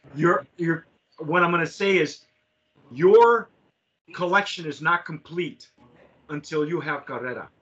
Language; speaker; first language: English; native; English